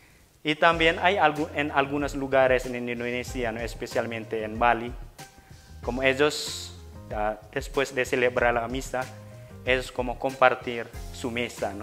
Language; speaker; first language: Spanish; non-native, fluent; Indonesian